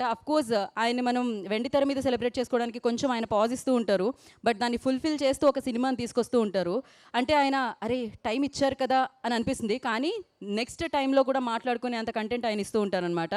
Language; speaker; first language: Telugu; native; Telugu